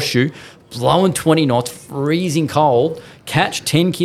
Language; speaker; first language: English; native; English